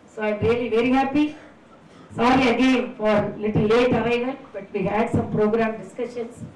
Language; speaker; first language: English; non-native, local second language; Tamil